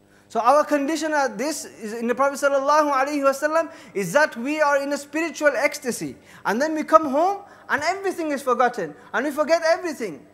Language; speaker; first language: English; early bilingual, other home language; Urdu